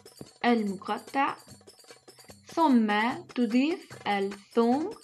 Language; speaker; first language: Arabic; non-native, learner; English